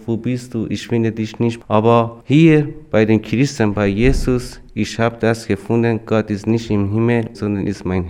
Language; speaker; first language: German; non-native, learner; Persian